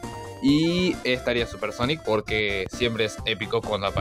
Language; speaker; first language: Spanish; native; Spanish